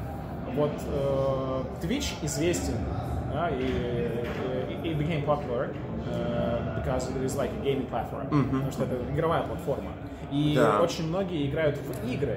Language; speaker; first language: Russian; native; Russian